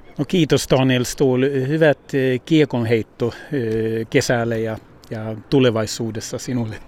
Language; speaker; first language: Finnish; early bilingual, heritage; Finnish